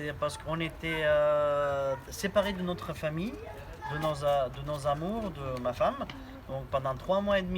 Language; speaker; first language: French; non-native, fluent; Bulgarian